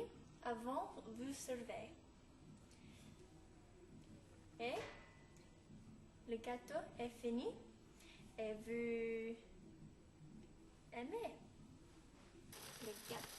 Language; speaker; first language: French; non-native, learner; English